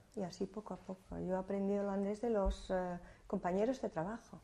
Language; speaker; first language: Spanish; native; Spanish